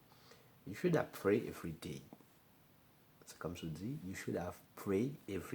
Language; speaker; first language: English; non-native, learner; Haitian Creole